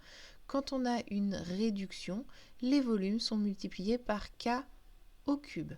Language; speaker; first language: French; native; French